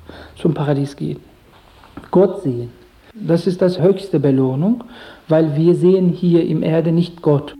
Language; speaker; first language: German; non-native, learner; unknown